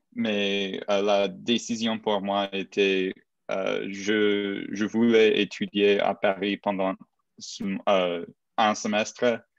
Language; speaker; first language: French; non-native, learner; English